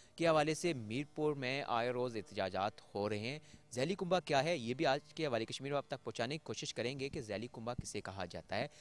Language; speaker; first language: Urdu; non-native, local second language; Pahari-Potwari